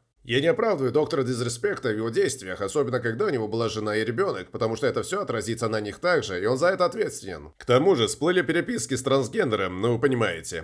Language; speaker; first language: Russian; native; Russian